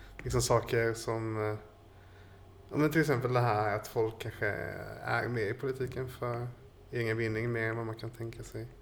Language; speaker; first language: Swedish; native; Swedish